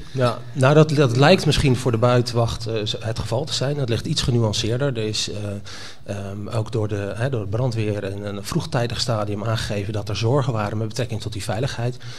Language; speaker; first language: Dutch; native; Dutch